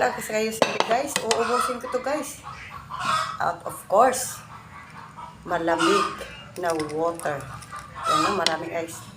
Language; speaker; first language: Filipino; non-native, local second language; Cebuano